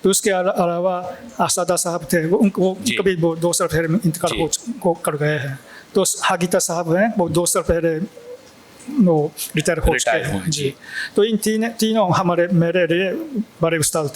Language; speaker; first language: Hindi; non-native, fluent; Japanese